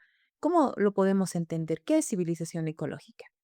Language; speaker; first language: Spanish; native; Spanish